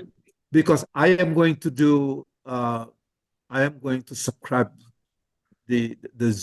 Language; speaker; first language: English; non-native, fluent; Indonesian